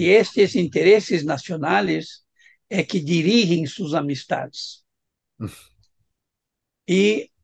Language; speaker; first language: Spanish; non-native, fluent; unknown